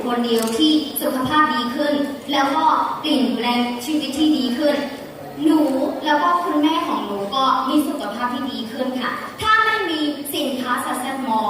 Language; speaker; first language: Thai; non-native, learner; Burmese